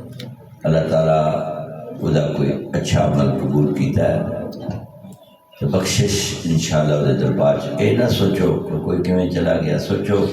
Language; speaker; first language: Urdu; non-native, local second language; Punjabi